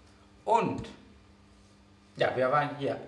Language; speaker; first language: German; non-native, fluent; Greek